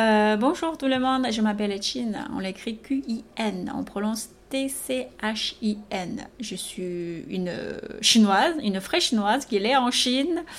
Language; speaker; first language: French; non-native, fluent; Chinese